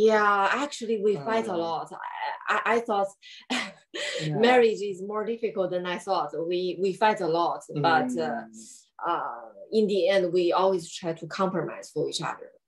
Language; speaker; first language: English; non-native, fluent; Chinese